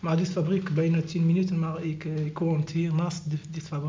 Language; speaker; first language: Dutch; non-native, learner; Arabic